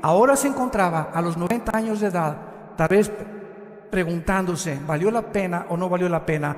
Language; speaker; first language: Spanish; native; Spanish